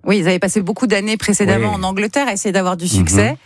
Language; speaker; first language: French; native; French